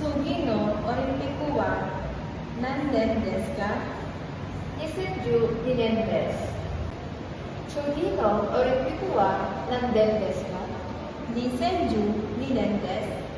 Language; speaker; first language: Japanese; non-native, learner; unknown